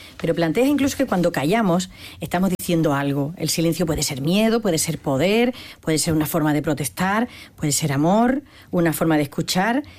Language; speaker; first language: Spanish; native; Spanish